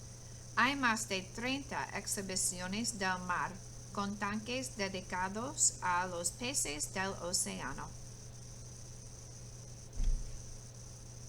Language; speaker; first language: Spanish; non-native, fluent; English